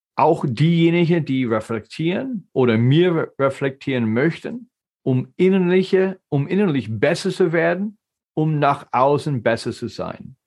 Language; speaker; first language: German; non-native, fluent; English